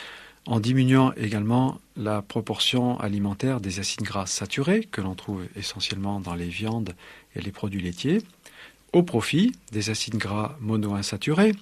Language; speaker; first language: French; native; French